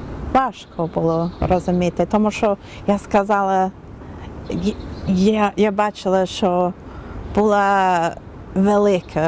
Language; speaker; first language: Ukrainian; non-native, learner; English